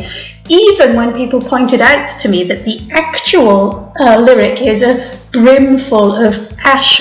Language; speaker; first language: English; native; English